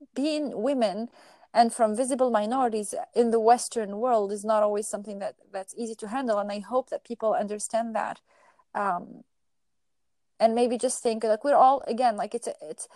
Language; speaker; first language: English; non-native, fluent; Arabic